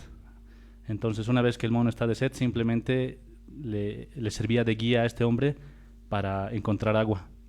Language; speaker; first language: Spanish; native; Spanish